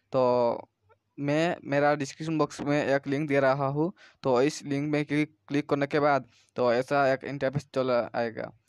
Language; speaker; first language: Hindi; non-native, local second language; Bangla